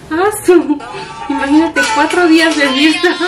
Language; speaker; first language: Spanish; native; Spanish